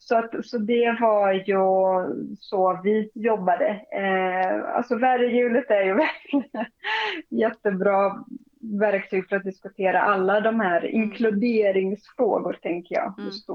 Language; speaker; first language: Swedish; non-native, fluent; Portuguese